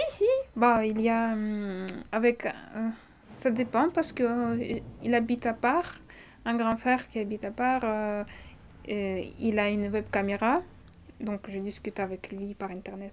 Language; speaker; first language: French; non-native, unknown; Russian